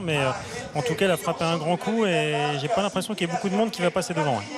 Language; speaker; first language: French; native; French